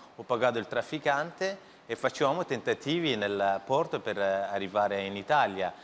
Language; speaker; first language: Italian; early bilingual, other home language; Persian